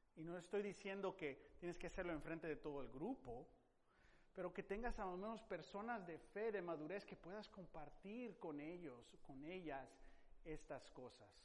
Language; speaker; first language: Spanish; non-native, fluent; English